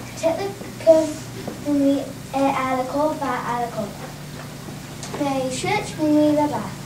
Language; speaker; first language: French; non-native, learner; English